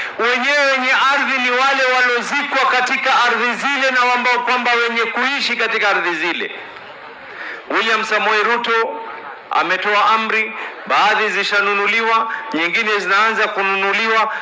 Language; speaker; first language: Swahili; native; Swahili